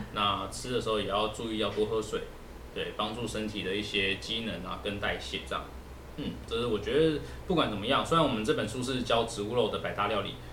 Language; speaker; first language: Chinese; native; Chinese